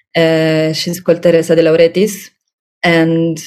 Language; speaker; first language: English; non-native, fluent; Italian